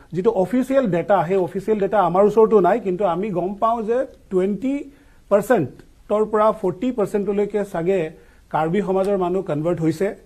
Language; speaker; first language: Assamese; non-native, local second language; Mising